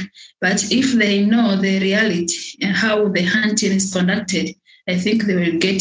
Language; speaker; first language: English; non-native, local second language; Swahili